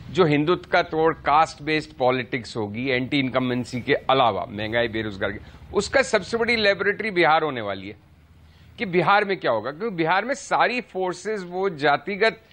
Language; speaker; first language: Hindi; native; Hindi